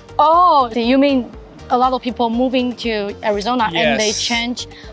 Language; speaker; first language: English; non-native, fluent; Chinese